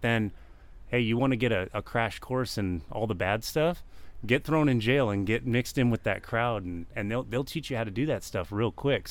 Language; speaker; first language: English; native; English